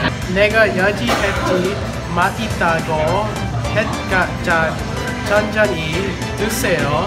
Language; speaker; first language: Korean; non-native, learner; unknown